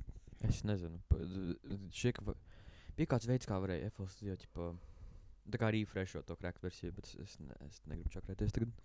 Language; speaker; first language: Latvian; native; Latvian